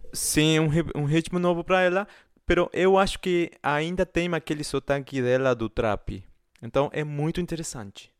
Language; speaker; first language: Portuguese; non-native, fluent; Spanish